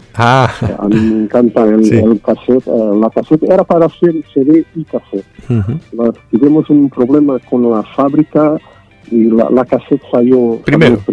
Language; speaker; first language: Spanish; non-native, learner; Portuguese